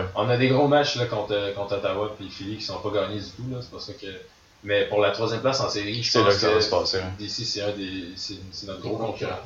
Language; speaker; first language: French; native; French